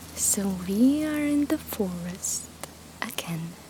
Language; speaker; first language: English; non-native, fluent; Slovenian